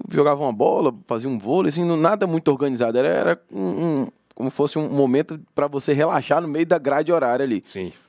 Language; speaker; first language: Portuguese; native; Portuguese